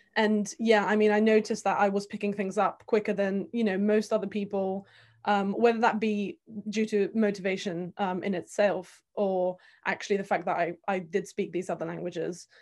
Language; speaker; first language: English; early bilingual, other home language; Bulgarian